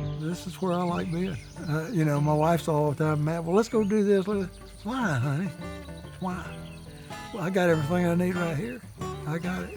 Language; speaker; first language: English; native; English